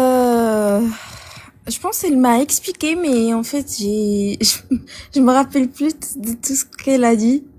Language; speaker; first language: French; non-native, local second language; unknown